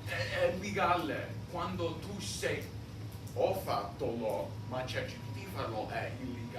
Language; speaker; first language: Italian; non-native, learner; English